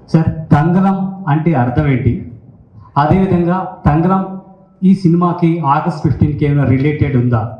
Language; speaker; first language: Telugu; native; Telugu